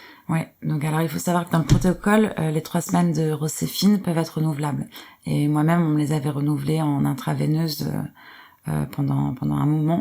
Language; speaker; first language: French; native; French